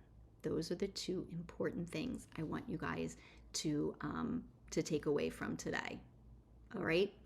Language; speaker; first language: English; native; English